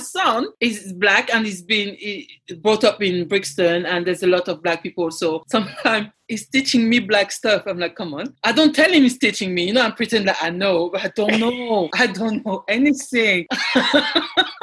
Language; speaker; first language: English; non-native, fluent; French